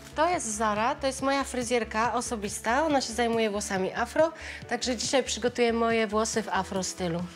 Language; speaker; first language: Polish; native; Polish